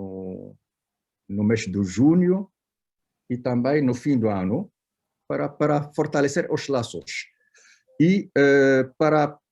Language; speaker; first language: Portuguese; non-native, fluent; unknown